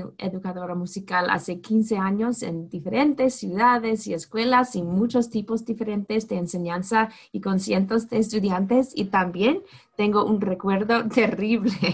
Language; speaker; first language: Spanish; non-native, fluent; English